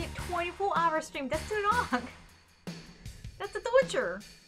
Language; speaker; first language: English; non-native, fluent; Japanese